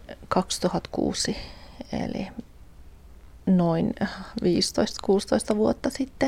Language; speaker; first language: Finnish; non-native, fluent; Persian